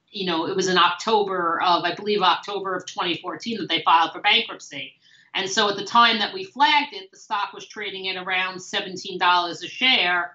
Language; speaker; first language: English; native; English